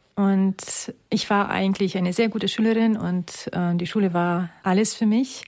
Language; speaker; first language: German; non-native, fluent; Romanian